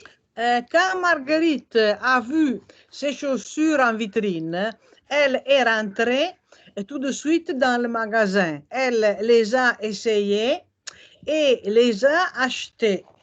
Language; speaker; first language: French; non-native, learner; Italian